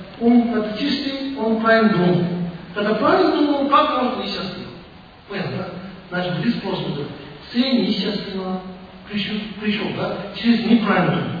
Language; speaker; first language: Russian; non-native, learner; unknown